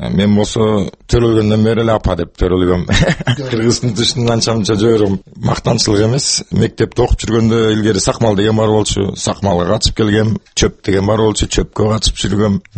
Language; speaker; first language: Kyrgyz; non-native, local second language; Russian